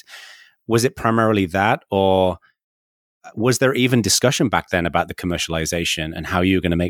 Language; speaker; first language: English; native; English